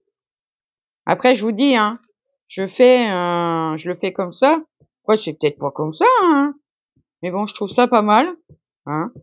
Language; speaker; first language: French; native; French